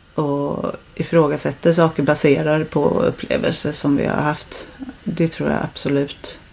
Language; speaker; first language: Swedish; native; Swedish